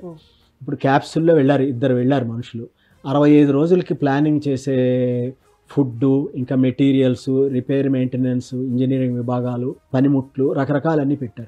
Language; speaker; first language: Telugu; native; Telugu